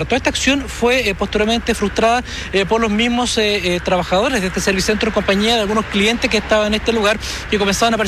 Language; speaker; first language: Spanish; native; Spanish